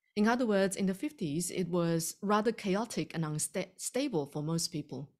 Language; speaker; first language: English; early bilingual, other home language; Chinese